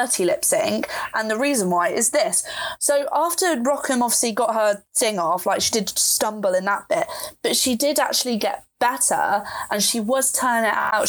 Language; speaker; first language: English; native; English